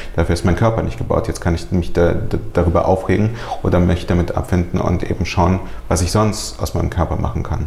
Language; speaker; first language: German; early bilingual, other home language; Russian